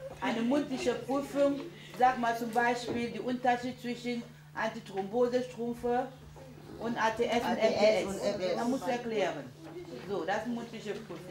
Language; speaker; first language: German; non-native, fluent; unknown